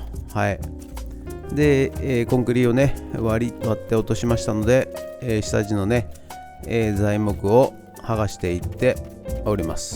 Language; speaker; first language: Japanese; native; Japanese